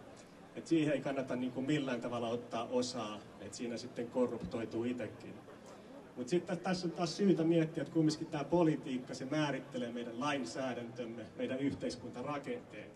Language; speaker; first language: Finnish; native; Finnish